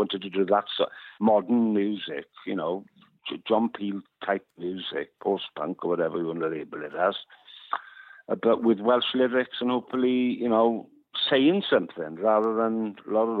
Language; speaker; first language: English; non-native, local second language; Welsh